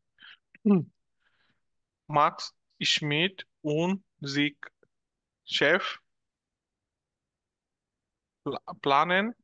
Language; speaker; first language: German; non-native, learner; Bangla